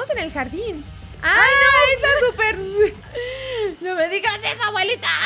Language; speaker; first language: Spanish; native; Spanish